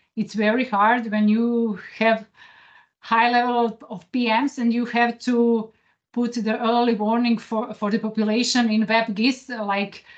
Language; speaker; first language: English; non-native, fluent; Croatian